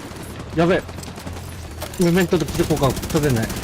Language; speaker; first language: Japanese; native; Japanese